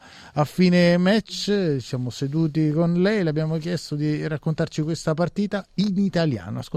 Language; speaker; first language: Italian; native; Italian